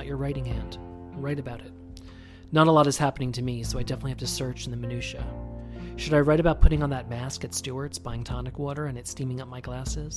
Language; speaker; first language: English; native; English